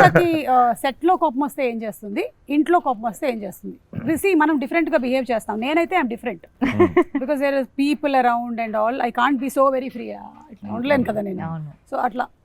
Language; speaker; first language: Telugu; native; Telugu